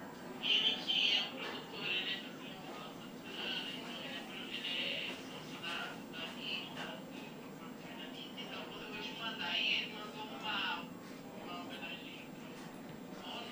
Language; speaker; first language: Portuguese; native; Portuguese